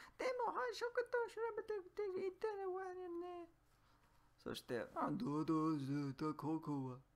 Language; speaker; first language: Japanese; non-native, learner; English